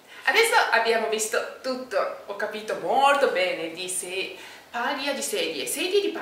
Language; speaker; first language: Italian; non-native, learner; Japanese